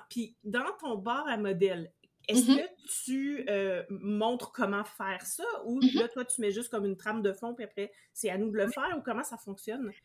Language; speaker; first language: French; native; French